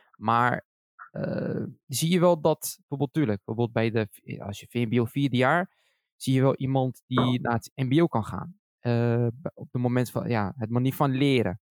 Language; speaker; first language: Dutch; early bilingual, other home language; Arabic